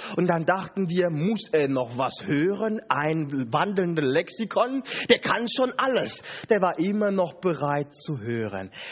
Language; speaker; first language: German; non-native, fluent; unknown